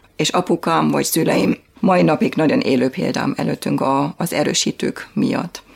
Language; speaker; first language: Hungarian; non-native, fluent; German